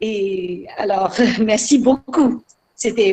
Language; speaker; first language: French; non-native, fluent; Bangla